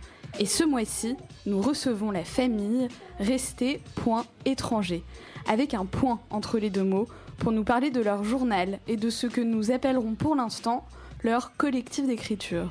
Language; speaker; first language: French; native; French